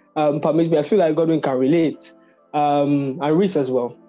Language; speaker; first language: English; non-native, local second language; Yoruba